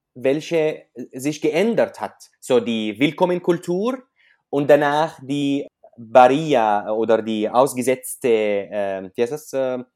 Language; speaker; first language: German; non-native, fluent; Arabic